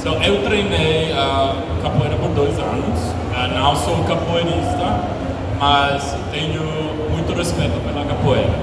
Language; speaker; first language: Portuguese; non-native, learner; Spanish